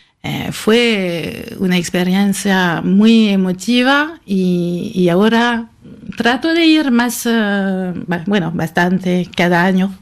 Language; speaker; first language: Spanish; non-native, fluent; French